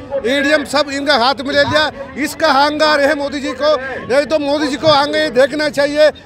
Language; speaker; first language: Hindi; non-native, local second language; Malayalam